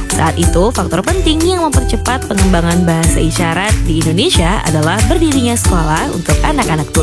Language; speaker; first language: Indonesian; native; Indonesian